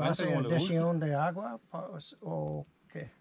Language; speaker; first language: Spanish; non-native, learner; English